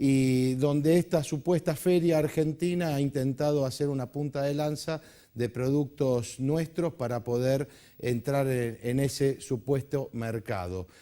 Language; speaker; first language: Spanish; native; Spanish